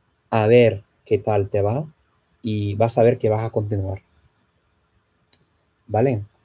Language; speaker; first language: Spanish; non-native, fluent; English